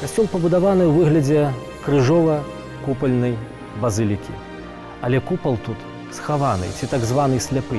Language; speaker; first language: Belarusian; native; Belarusian